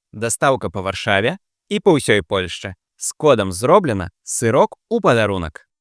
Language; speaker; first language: Belarusian; native; Belarusian